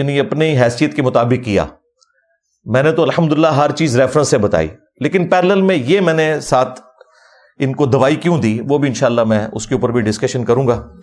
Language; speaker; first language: Urdu; non-native, local second language; Punjabi